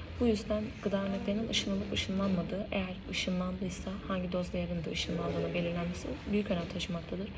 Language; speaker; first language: Turkish; native; Turkish